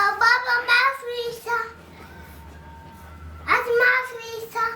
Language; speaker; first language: Swedish; early bilingual, other home language; Somali